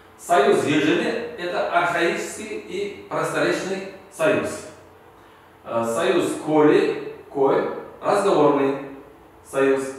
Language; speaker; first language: Russian; non-native, local second language; Uzbek